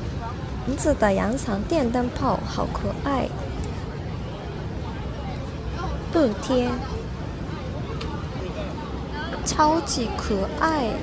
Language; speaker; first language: Chinese; non-native, learner; Japanese